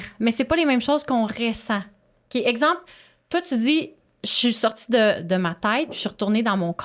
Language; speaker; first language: French; native; French